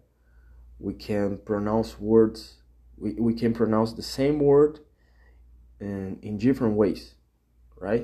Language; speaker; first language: English; non-native, fluent; Portuguese